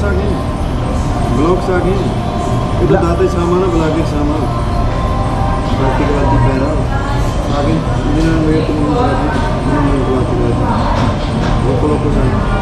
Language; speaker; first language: Filipino; non-native, learner; Punjabi